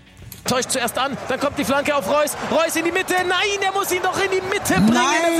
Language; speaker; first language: German; native; German